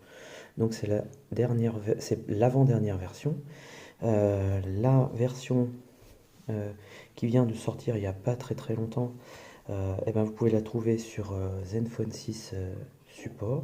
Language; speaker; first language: French; native; French